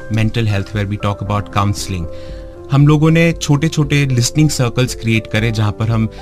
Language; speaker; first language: Hindi; native; Hindi